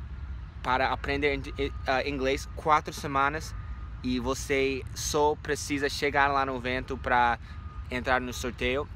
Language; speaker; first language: Portuguese; non-native, fluent; English